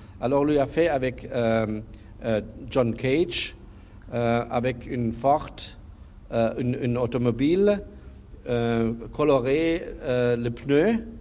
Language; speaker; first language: French; non-native, learner; German